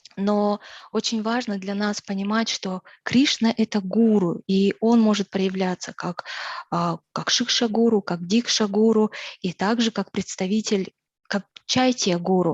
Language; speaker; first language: Russian; native; Russian